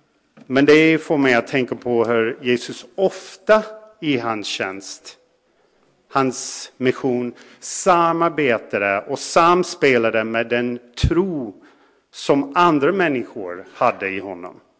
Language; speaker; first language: Swedish; non-native, fluent; English